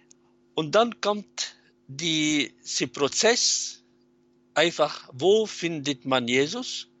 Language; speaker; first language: German; non-native, fluent; Arabic